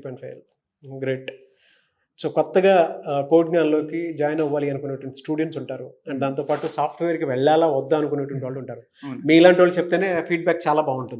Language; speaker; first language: Telugu; native; Telugu